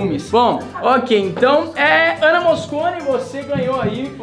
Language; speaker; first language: Portuguese; native; Portuguese